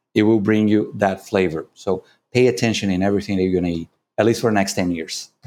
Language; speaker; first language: English; non-native, fluent; Portuguese